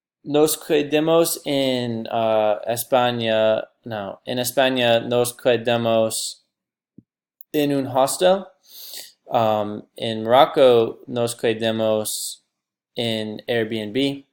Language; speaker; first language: Spanish; non-native, learner; English